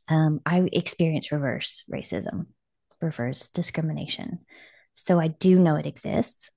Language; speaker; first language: English; native; English